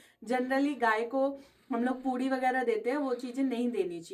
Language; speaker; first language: Hindi; native; Hindi